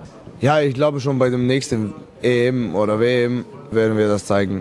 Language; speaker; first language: German; non-native, fluent; Serbian